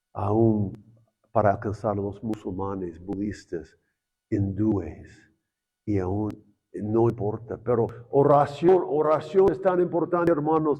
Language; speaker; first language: Spanish; non-native, fluent; English